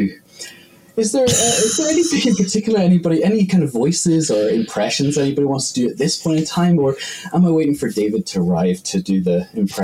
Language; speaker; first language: English; native; English